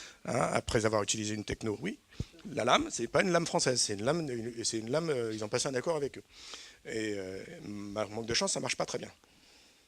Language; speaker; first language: French; native; French